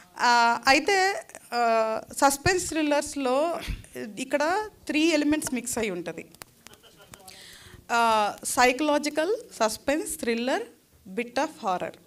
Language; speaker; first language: Telugu; native; Telugu